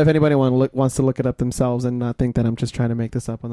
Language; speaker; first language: English; native; English